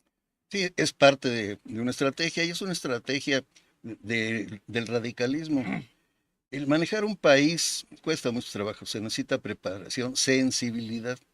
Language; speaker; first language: Spanish; native; Spanish